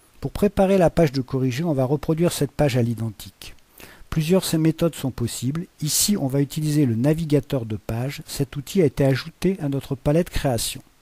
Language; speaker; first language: French; native; French